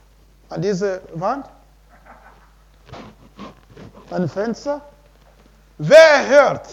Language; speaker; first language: German; non-native, learner; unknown